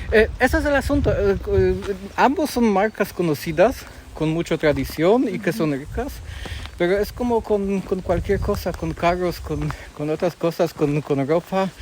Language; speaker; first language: Spanish; non-native, fluent; Polish